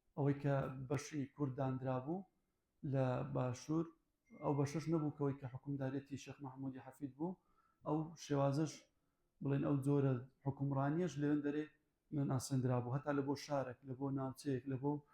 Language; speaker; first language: Central Kurdish; non-native, local second language; Kurdish